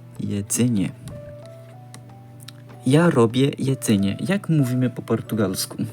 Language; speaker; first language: Polish; non-native, learner; Portuguese